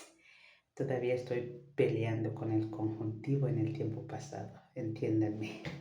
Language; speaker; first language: Spanish; non-native, fluent; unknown